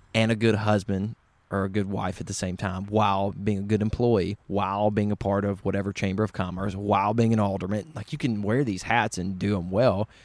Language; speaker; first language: English; native; English